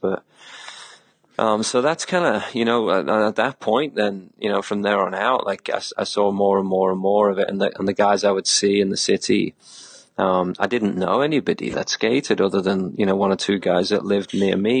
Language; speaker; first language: English; native; English